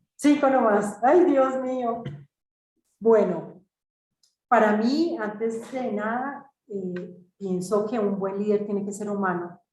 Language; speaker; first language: Spanish; native; Spanish